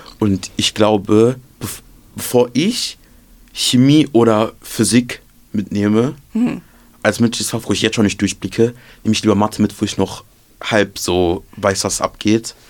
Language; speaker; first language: German; native; German